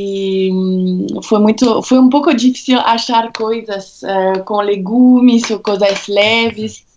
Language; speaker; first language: Portuguese; non-native, fluent; French